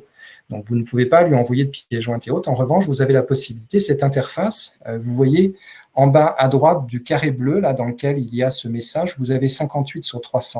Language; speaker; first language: French; native; French